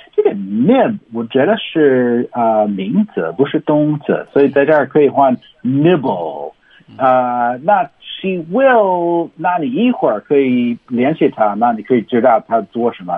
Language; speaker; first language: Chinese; non-native, learner; English